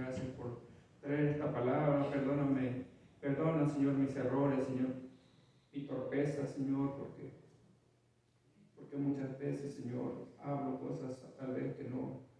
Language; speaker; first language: Spanish; native; Spanish